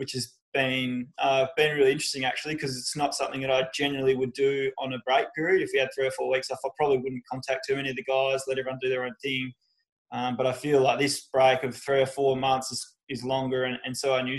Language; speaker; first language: English; native; English